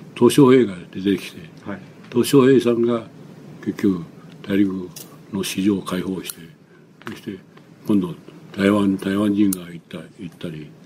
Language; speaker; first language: Japanese; non-native, local second language; Chinese